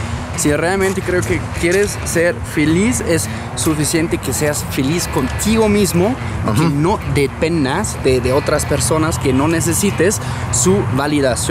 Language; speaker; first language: Spanish; non-native, fluent; German